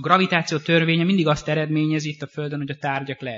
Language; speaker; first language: Hungarian; native; Hungarian